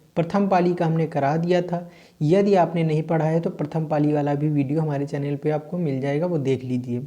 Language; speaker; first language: Hindi; native; Hindi